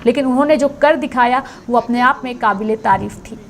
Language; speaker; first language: Hindi; native; Hindi